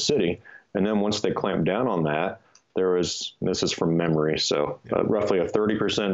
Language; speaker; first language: English; native; English